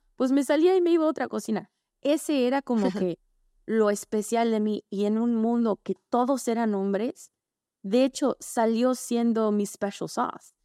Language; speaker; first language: Spanish; early bilingual, heritage; Spanish